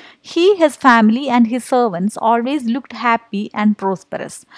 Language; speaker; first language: English; non-native, local second language; Malayalam